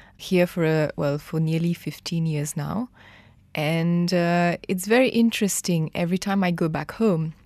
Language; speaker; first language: English; non-native, fluent; Morisyen